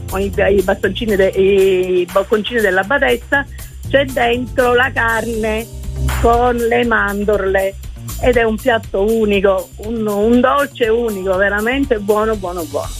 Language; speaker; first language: Italian; native; Italian